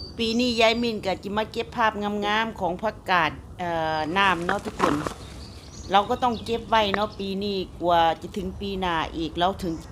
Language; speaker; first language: Thai; non-native, local second language; Lao